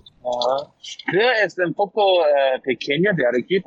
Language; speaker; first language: Spanish; non-native, learner; German